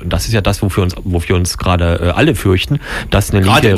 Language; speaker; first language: German; native; German